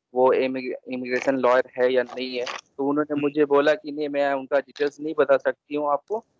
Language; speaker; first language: Hindi; native; Hindi